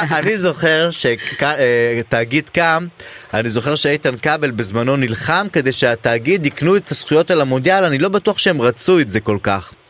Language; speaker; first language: Hebrew; native; Hebrew